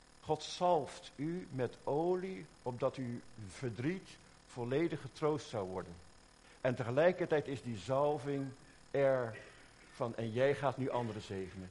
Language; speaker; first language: Dutch; native; Dutch